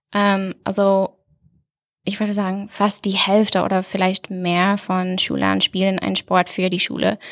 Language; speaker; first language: German; non-native, fluent; English